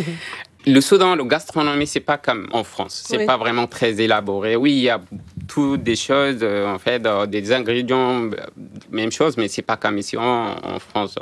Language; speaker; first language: French; non-native, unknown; Arabic